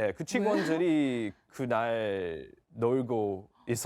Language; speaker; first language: Korean; non-native, fluent; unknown